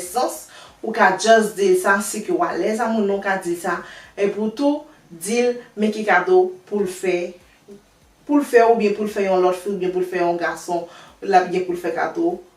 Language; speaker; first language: French; non-native, learner; Haitian Creole